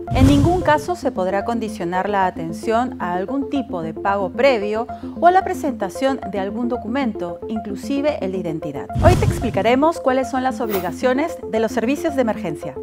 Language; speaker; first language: Spanish; native; Spanish